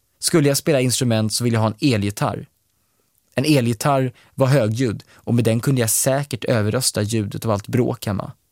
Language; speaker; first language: Swedish; native; Swedish